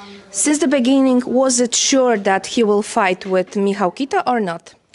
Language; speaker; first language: English; non-native, fluent; Polish